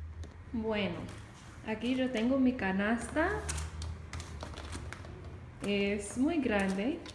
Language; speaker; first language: Spanish; non-native, fluent; English